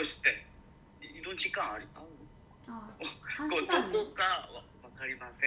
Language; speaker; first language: Japanese; non-native, learner; Korean